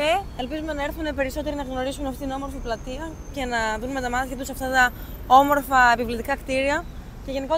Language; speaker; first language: Greek; native; Greek